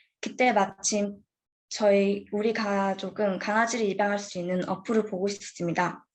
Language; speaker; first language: Korean; early bilingual, heritage; Korean